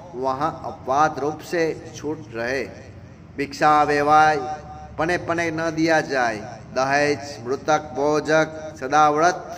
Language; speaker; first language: Hindi; non-native, local second language; Gujarati